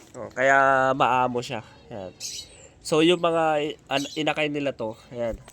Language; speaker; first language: Filipino; non-native, local second language; Iloko